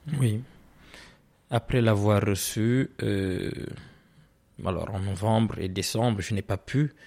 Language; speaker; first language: French; non-native, local second language; Serer